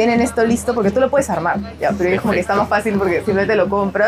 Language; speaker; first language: Spanish; native; Spanish